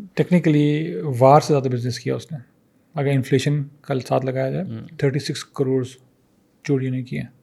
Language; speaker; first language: Urdu; native; Urdu